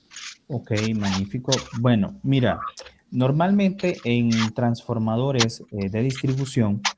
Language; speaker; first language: Spanish; native; Spanish